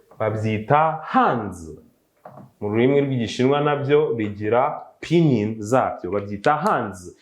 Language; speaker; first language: Kinyarwanda; native; Kinyarwanda